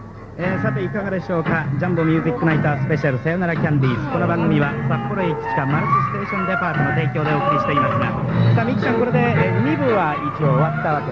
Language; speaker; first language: Japanese; native; Japanese